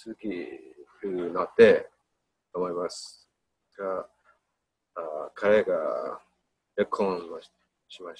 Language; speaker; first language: Japanese; non-native, learner; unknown